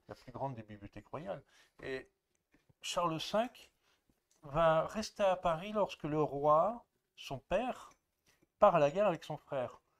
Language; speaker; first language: French; native; French